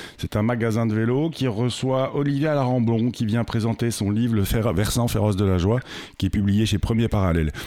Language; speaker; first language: French; native; French